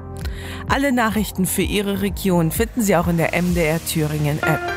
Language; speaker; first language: German; native; German